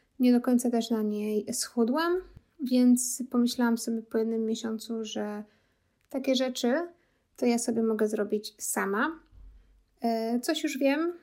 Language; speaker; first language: Polish; native; Polish